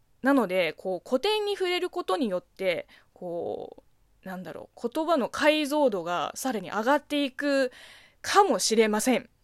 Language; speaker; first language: Japanese; non-native, fluent; Chinese